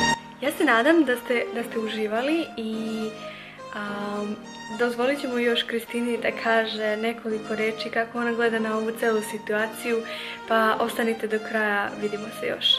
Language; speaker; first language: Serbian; non-native, local second language; Slovak